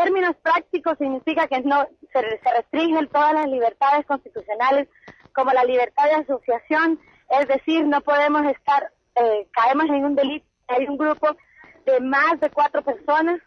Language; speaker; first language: Spanish; native; Spanish